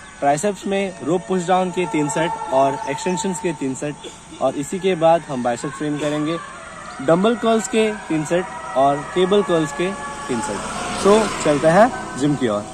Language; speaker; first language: Hindi; non-native, local second language; Odia